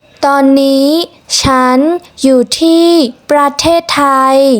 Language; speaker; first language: Thai; non-native, fluent; Burmese